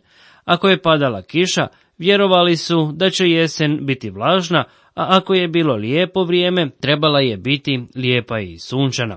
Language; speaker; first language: Croatian; native; Croatian